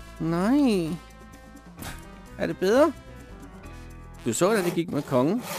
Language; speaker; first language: Danish; native; Danish